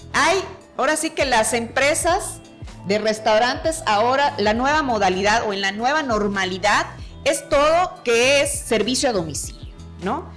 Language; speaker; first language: Spanish; native; Spanish